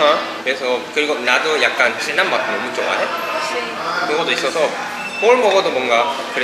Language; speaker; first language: Korean; non-native, fluent; Japanese